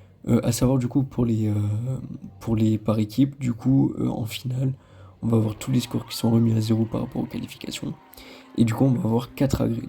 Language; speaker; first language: French; native; French